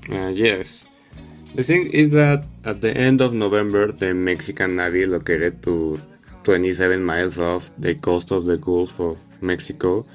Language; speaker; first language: English; non-native, learner; Spanish